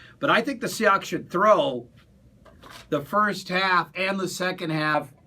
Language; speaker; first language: English; native; English